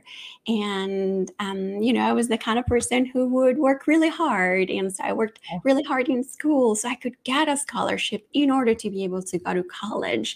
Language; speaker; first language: English; non-native, fluent; Spanish